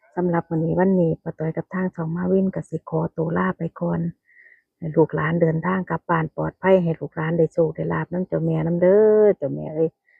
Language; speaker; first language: Thai; native; Thai